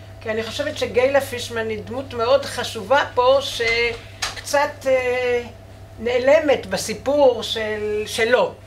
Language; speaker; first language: Hebrew; native; Hebrew